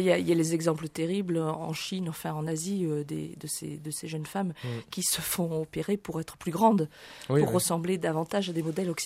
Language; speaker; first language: French; native; French